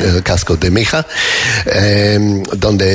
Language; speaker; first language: Spanish; non-native, learner; English